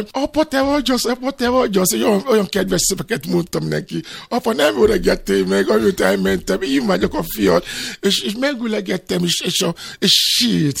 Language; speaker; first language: Hungarian; non-native, learner; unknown